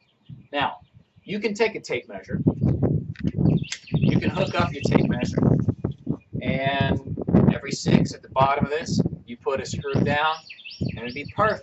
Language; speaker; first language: English; native; English